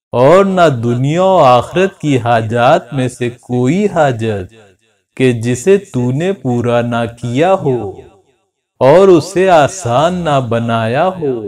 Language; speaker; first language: Urdu; native; Urdu